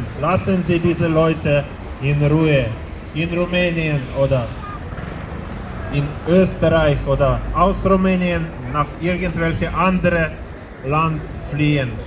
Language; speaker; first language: German; non-native, fluent; Ukrainian